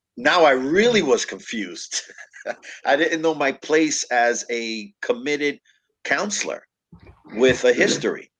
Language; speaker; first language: English; native; English